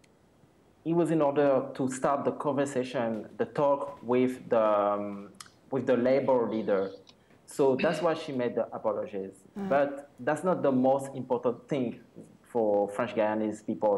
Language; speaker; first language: English; non-native, fluent; French